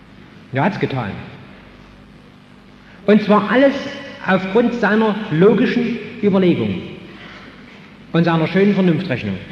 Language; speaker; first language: German; native; German